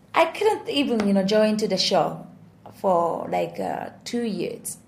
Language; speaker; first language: English; non-native, learner; Japanese